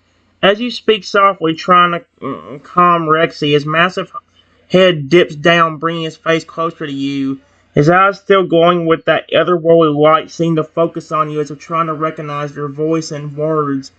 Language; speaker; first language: English; native; English